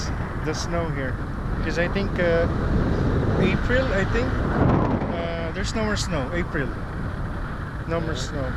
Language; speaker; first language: English; non-native, learner; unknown